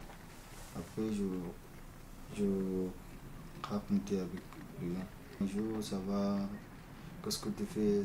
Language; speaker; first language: French; non-native, learner; Arabic